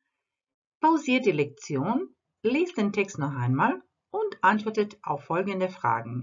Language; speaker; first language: German; non-native, fluent; Croatian